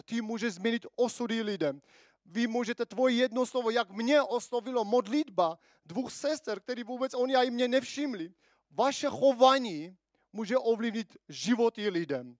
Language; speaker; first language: Czech; non-native, fluent; Armenian